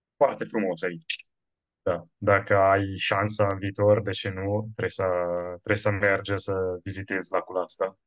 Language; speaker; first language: Romanian; non-native, fluent; Italian